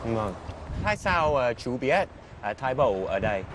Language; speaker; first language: Vietnamese; non-native, learner; English